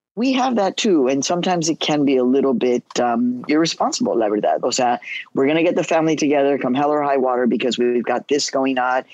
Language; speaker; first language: English; early bilingual, other home language; Spanish